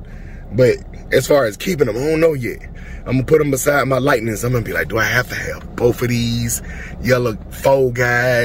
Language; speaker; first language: English; native; English